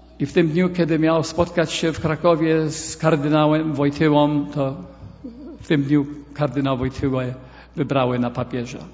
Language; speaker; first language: Polish; early bilingual, heritage; Polish